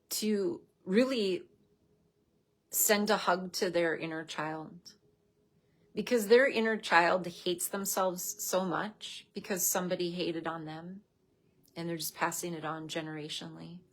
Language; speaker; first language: English; native; English